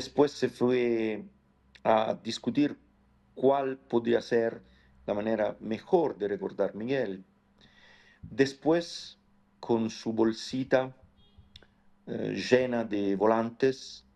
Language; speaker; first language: Spanish; non-native, fluent; Italian